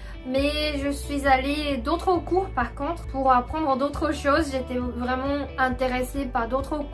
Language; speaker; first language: French; non-native, fluent; Japanese